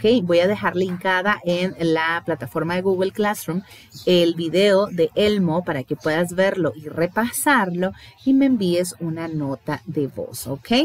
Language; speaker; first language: Spanish; native; Spanish